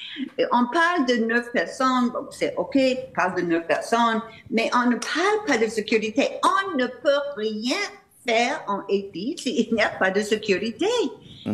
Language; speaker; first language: French; non-native, fluent; English